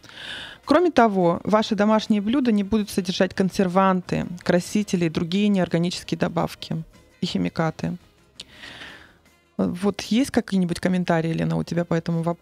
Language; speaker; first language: Russian; native; Russian